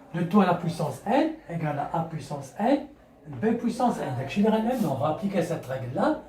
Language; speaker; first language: French; non-native, local second language; Arabic